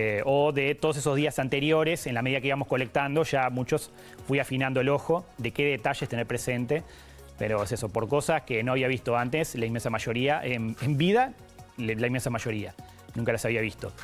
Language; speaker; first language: Spanish; native; Spanish